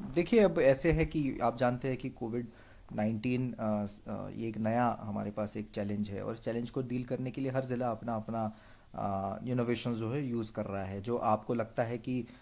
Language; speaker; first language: Hindi; non-native, local second language; Marathi